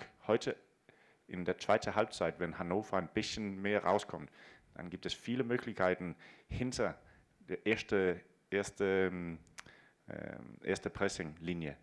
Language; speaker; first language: German; non-native, fluent; Danish